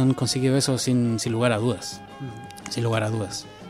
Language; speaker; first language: Spanish; native; Spanish